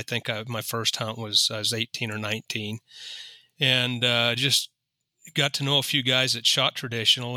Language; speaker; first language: English; native; English